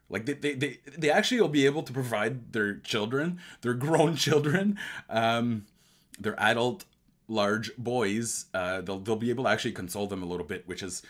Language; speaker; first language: English; native; English